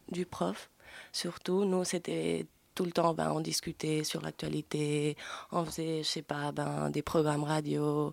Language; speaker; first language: French; early bilingual, other home language; Spanish